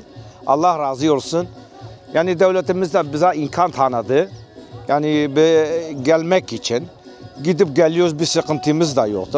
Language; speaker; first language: Turkish; non-native, local second language; Kurdish